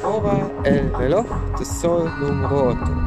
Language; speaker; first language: Spanish; non-native, learner; German